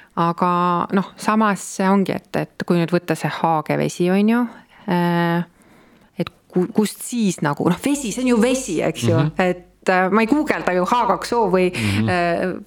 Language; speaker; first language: Estonian; native; Estonian